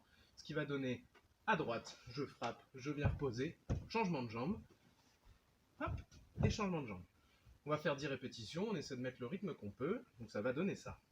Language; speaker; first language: French; native; French